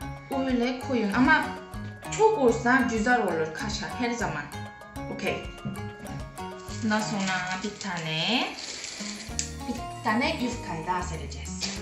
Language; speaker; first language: Turkish; non-native, fluent; Korean